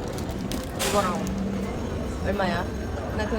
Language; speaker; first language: Korean; early bilingual, other home language; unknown